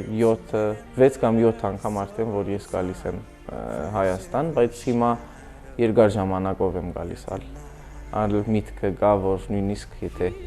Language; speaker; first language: Armenian; early bilingual, heritage; Armenian